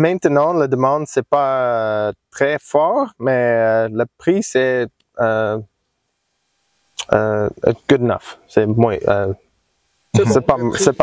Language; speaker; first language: French; non-native, learner; English